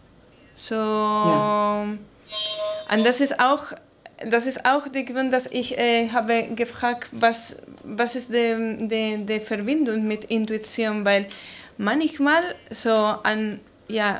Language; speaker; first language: German; non-native, learner; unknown